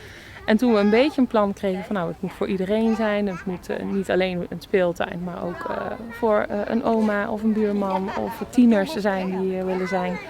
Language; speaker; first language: Dutch; native; Dutch